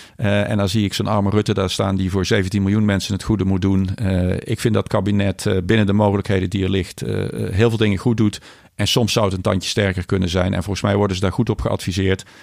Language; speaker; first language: Dutch; native; Dutch